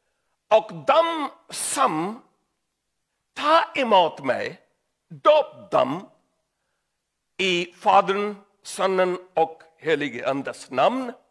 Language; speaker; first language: Swedish; non-native, learner; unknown